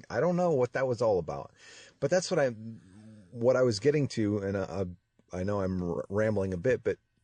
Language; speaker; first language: English; native; English